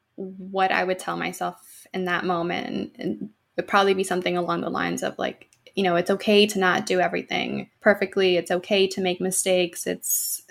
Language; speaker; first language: English; native; English